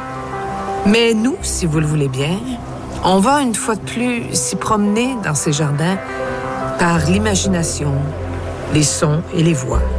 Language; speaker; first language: French; native; French